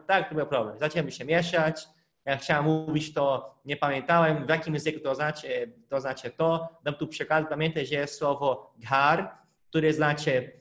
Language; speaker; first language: Polish; non-native, fluent; Portuguese